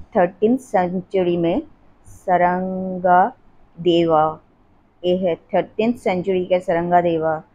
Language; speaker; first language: Hindi; non-native, local second language; Assamese